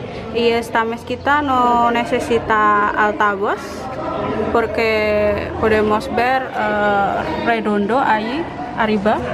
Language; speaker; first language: Spanish; non-native, learner; Indonesian